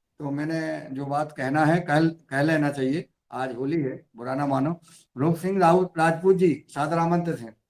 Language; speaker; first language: Hindi; native; Hindi